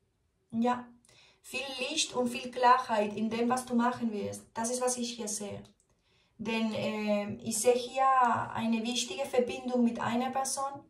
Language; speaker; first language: German; non-native, fluent; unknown